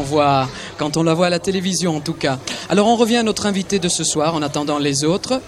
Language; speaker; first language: French; native; French